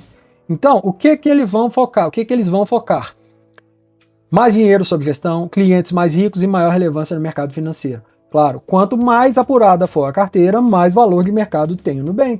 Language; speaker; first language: Portuguese; native; Portuguese